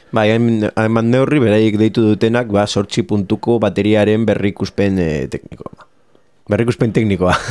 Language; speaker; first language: Basque; non-native, local second language; Spanish